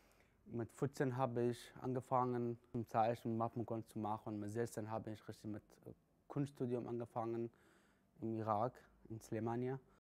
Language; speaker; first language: German; non-native, fluent; Kurdish